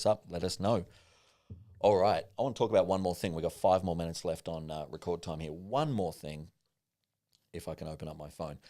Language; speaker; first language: English; native; English